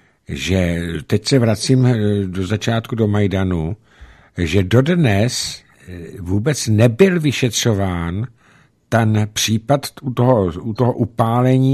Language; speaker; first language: Czech; native; Czech